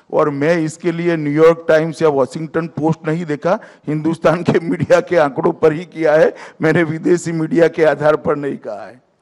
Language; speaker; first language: Hindi; non-native, local second language; Gujarati